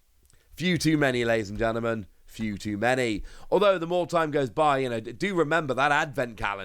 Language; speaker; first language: English; native; English